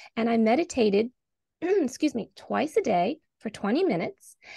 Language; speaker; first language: English; native; English